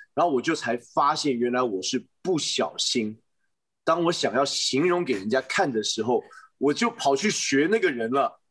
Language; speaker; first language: Chinese; native; Chinese